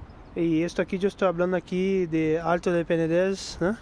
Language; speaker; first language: Spanish; non-native, fluent; Portuguese